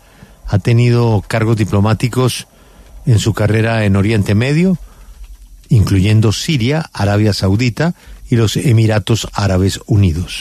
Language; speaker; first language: Spanish; native; Spanish